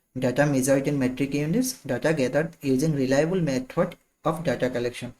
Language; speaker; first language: English; non-native, local second language; Assamese